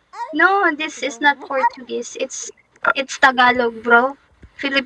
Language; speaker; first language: English; non-native, local second language; Filipino